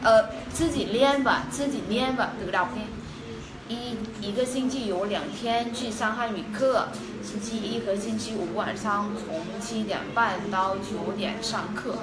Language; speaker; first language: Chinese; non-native, fluent; Vietnamese